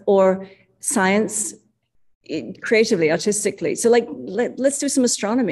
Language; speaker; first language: English; native; English